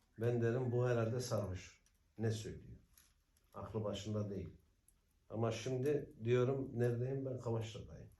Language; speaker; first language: Turkish; native; Turkish